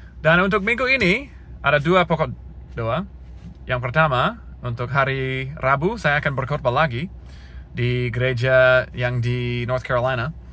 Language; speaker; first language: Indonesian; non-native, fluent; English